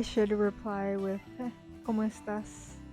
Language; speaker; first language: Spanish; non-native, learner; English